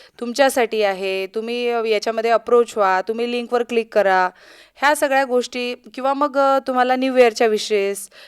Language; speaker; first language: Marathi; native; Marathi